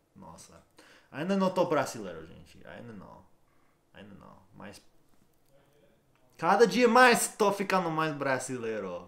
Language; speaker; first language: Portuguese; non-native, learner; English